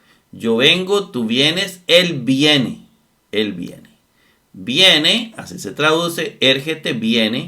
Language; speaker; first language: Spanish; native; Spanish